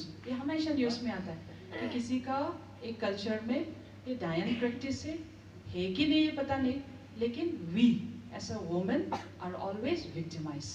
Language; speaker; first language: Hindi; non-native, local second language; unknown